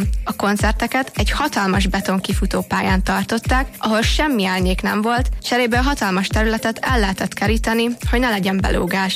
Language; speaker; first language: Hungarian; native; Hungarian